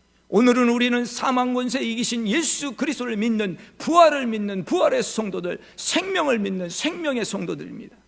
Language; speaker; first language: Korean; native; Korean